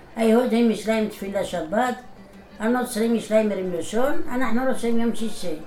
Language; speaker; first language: Hebrew; non-native, fluent; Arabic